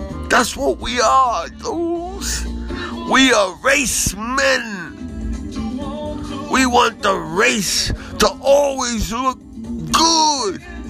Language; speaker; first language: English; non-native, fluent; Spanish